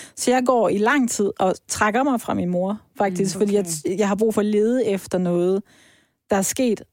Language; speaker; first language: Danish; early bilingual, other home language; Persian